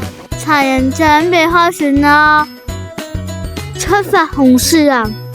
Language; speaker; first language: Chinese; native; Chinese